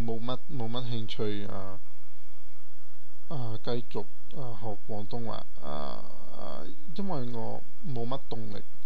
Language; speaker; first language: Cantonese; non-native, learner; Portuguese